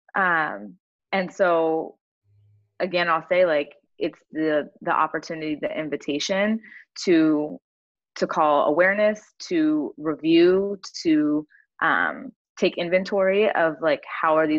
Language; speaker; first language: English; native; English